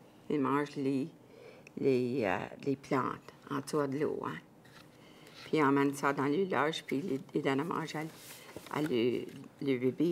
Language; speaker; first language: French; native; French